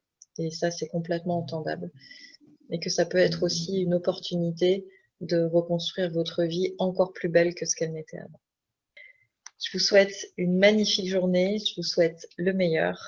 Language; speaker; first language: French; native; French